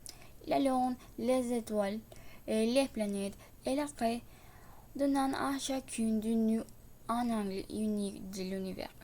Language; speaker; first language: French; non-native, learner; Spanish